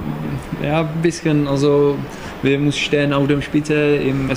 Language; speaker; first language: German; non-native, learner; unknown